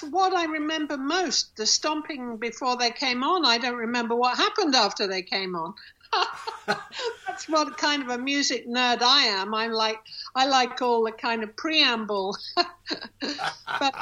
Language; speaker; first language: English; native; English